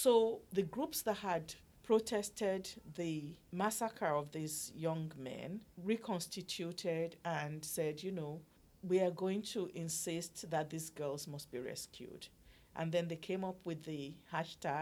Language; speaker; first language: English; non-native, local second language; Yoruba